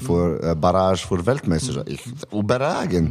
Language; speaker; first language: German; non-native, learner; Serbian